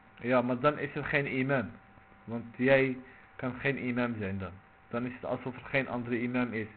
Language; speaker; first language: Dutch; non-native, local second language; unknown